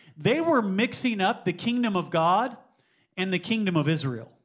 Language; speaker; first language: English; native; English